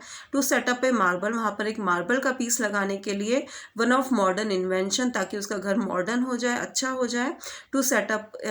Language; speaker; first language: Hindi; native; Hindi